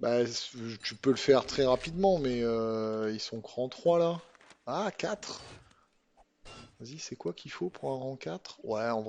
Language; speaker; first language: French; native; French